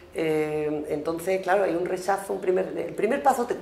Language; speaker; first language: Spanish; native; Spanish